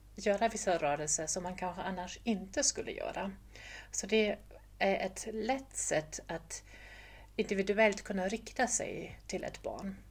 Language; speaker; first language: Swedish; non-native, fluent; German